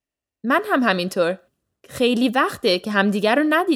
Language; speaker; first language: Persian; early bilingual, heritage; English